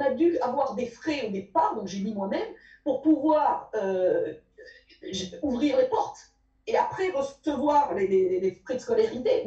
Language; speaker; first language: French; native; French